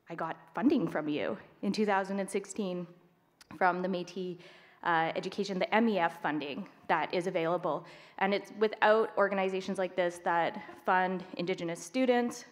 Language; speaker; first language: English; native; English